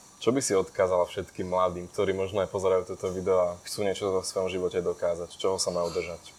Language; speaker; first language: Slovak; native; Slovak